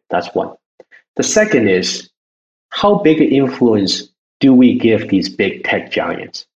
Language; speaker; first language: English; early bilingual, other home language; Chinese